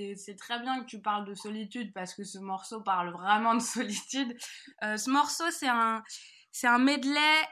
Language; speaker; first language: French; native; French